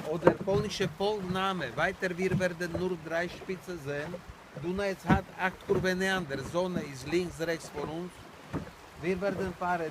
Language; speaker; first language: German; non-native, learner; Slovak